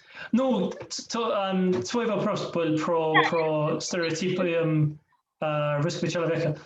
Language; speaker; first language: Russian; non-native, learner; English